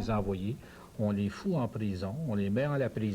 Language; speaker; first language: French; native; French